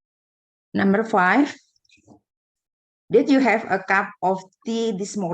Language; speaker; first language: English; non-native, learner; Indonesian